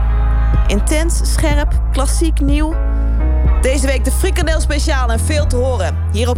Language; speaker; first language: Dutch; native; Dutch